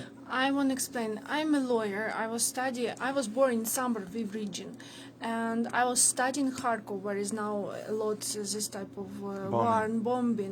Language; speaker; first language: English; non-native, learner; Ukrainian